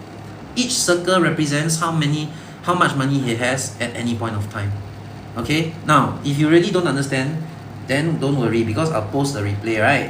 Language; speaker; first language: English; non-native, local second language; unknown